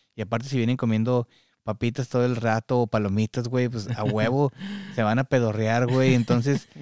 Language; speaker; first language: Spanish; native; Spanish